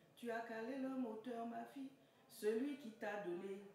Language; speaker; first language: French; native; French